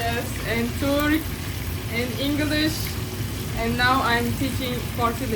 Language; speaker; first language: English; non-native, learner; Uzbek